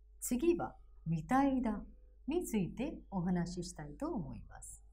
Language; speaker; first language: Japanese; non-native, fluent; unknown